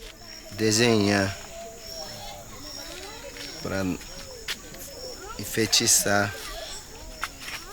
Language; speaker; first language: Portuguese; non-native, local second language; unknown